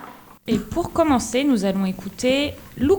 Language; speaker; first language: French; non-native, learner; Spanish